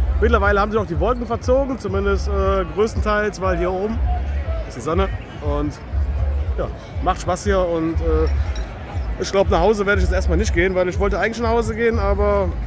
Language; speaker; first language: German; native; German